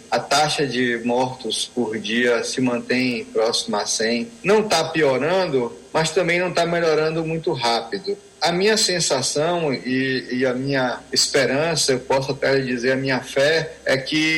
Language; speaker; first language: Portuguese; native; Portuguese